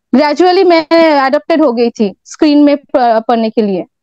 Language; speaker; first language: Hindi; non-native, local second language; Bangla